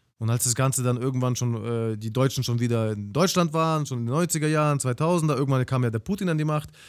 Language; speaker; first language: German; early bilingual, other home language; Russian